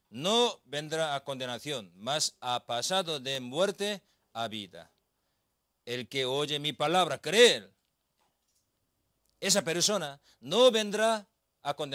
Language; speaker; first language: Spanish; non-native, learner; Korean